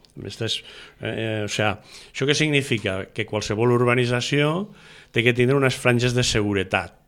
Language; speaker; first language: Catalan; native; Catalan